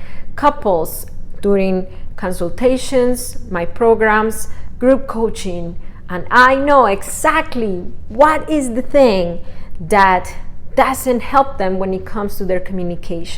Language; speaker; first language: English; non-native, fluent; Spanish